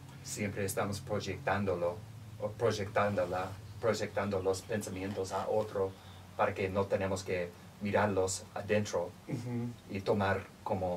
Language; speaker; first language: Spanish; non-native, fluent; English